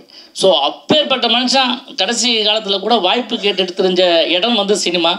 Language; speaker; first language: Tamil; native; Tamil